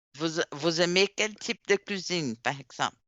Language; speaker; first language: French; non-native, fluent; Portuguese